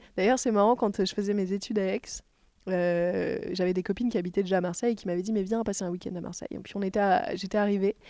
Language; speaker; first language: French; native; French